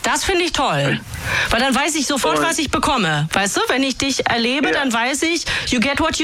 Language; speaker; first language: German; native; German